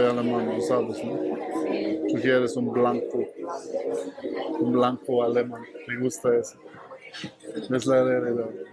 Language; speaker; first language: Spanish; non-native, learner; German